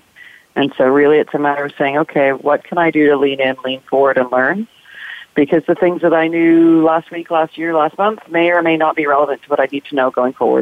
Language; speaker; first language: English; native; English